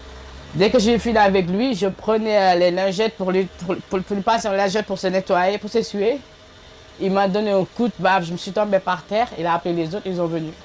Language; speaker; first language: French; non-native, learner; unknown